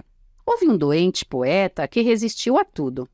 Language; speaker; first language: Portuguese; native; Portuguese